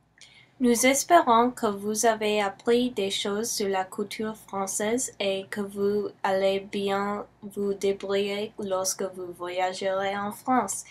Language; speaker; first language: French; non-native, learner; English